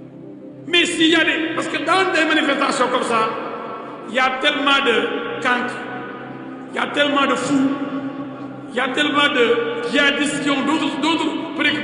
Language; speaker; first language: French; non-native, local second language; Wolof